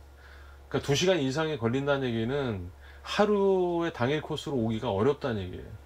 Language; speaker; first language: Korean; native; Korean